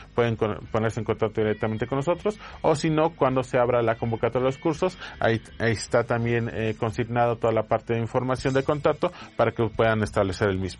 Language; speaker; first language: Spanish; native; Spanish